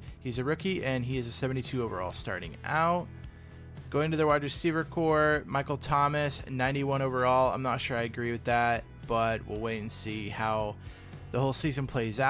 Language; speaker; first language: English; native; English